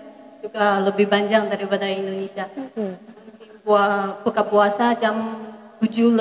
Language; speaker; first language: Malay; non-native, fluent; Chinese